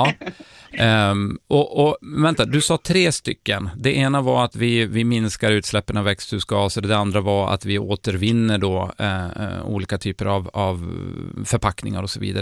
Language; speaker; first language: Swedish; native; Swedish